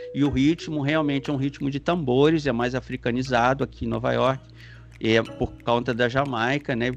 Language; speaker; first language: Portuguese; native; Portuguese